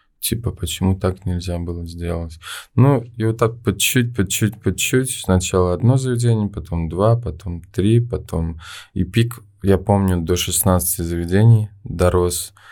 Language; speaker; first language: Russian; native; Russian